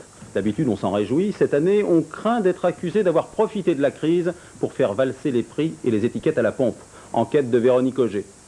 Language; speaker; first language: French; native; French